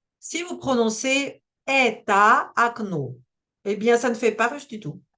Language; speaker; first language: French; native; French